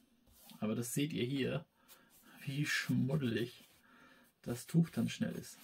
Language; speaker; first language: German; native; German